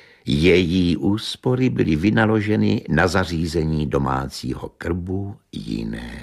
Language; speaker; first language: Czech; native; Czech